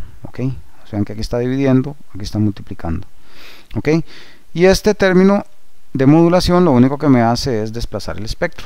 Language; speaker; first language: Spanish; native; Spanish